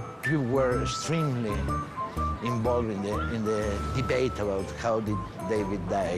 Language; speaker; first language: English; non-native, fluent; Spanish